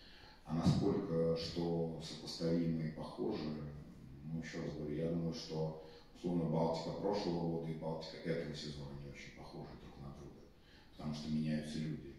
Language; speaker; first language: Russian; native; Russian